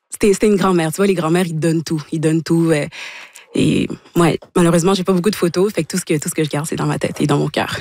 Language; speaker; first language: French; early bilingual, other home language; Lingala